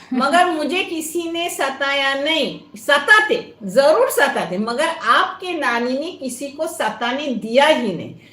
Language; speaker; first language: Hindi; non-native, local second language; Konkani